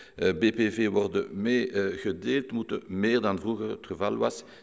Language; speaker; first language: Dutch; non-native, local second language; French